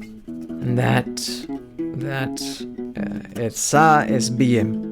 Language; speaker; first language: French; non-native, learner; English